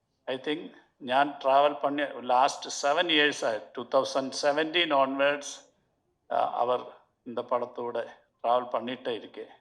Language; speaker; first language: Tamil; non-native, learner; Malayalam